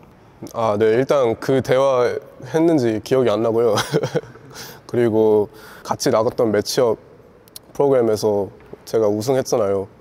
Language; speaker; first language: Korean; early bilingual, heritage; English